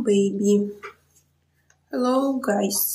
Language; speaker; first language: English; non-native, learner; Russian